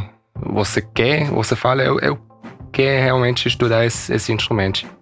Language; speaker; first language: Portuguese; early bilingual, heritage; German